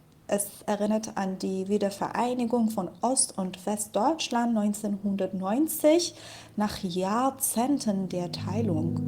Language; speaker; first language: German; non-native, fluent; Persian